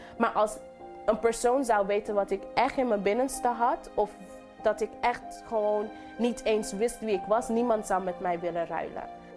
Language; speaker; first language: Dutch; non-native, local second language; English